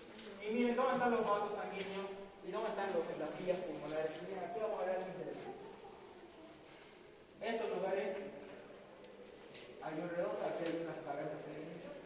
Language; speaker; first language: Spanish; native; Spanish